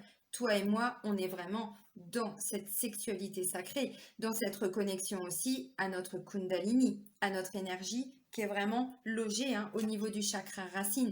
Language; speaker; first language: French; native; French